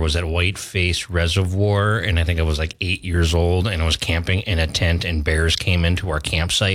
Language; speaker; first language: English; native; English